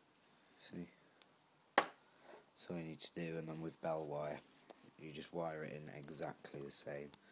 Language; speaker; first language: English; native; English